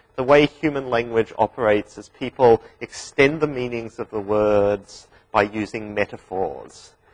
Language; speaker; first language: English; native; English